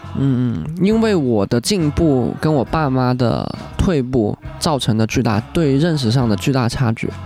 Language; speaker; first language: Chinese; non-native, local second language; Cantonese